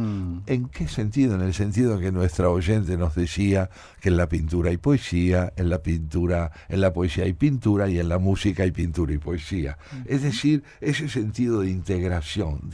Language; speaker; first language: Spanish; native; Spanish